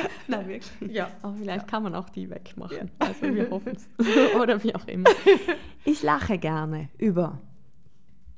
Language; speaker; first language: German; native; German